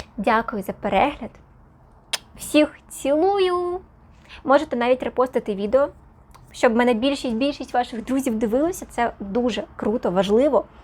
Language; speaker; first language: Ukrainian; non-native, local second language; Russian